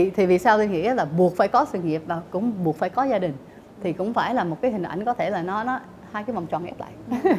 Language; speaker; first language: Vietnamese; early bilingual, heritage; Vietnamese